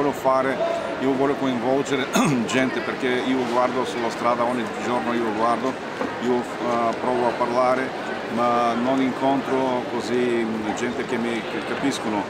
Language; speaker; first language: Italian; non-native, learner; Bulgarian